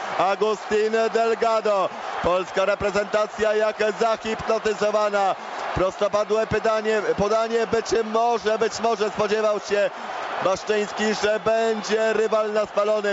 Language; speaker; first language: Polish; native; Polish